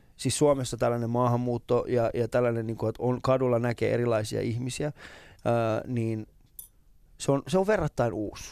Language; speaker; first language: Finnish; early bilingual, other home language; Persian